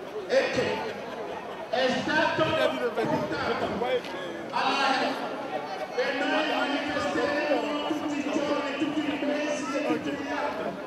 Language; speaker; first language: Italian; non-native, fluent; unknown